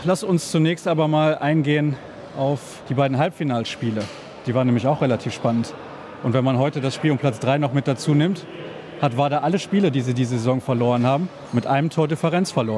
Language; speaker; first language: German; native; German